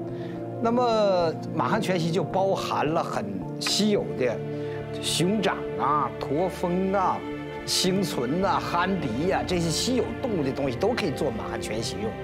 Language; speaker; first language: Chinese; native; Chinese